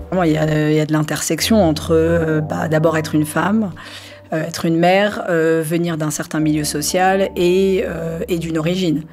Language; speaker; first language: French; early bilingual, other home language; Arabic